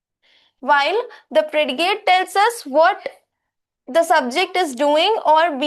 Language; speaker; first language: English; non-native, local second language; Hindi